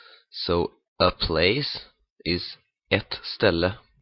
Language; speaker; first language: Swedish; native; Swedish